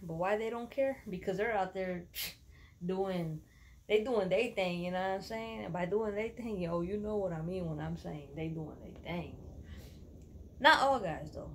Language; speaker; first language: English; early bilingual, other home language; Spanish